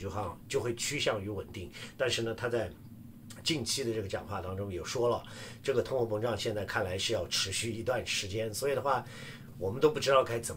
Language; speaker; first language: Chinese; native; Chinese